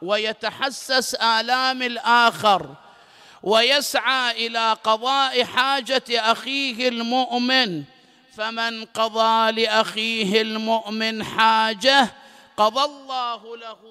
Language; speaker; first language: Arabic; native; Arabic